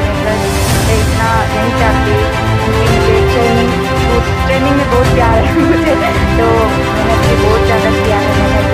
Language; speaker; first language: Hindi; non-native, local second language; Manipuri